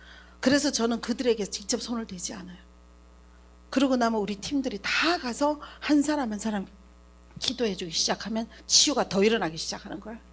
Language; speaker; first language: Korean; native; Korean